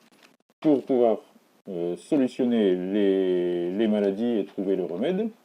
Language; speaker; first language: French; native; French